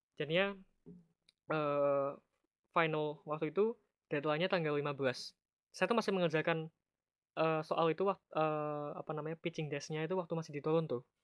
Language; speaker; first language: Indonesian; native; Indonesian